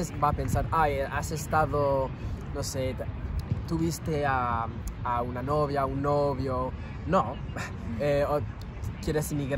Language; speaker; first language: Spanish; non-native, fluent; French